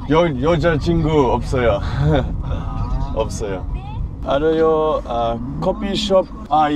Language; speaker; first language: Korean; non-native, learner; English